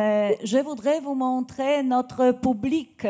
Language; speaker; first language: French; non-native, learner; Polish